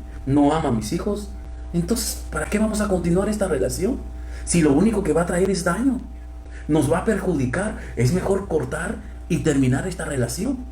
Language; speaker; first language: Spanish; native; Spanish